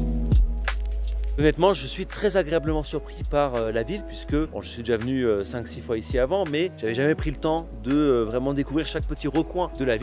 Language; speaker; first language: French; native; French